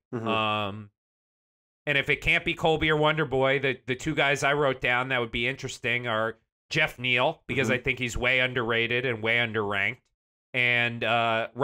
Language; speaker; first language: English; native; English